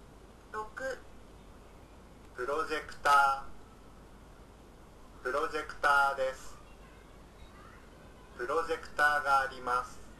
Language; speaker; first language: Japanese; non-native, learner; Indonesian